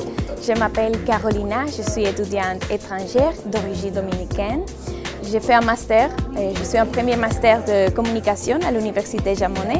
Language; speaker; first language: French; non-native, fluent; Spanish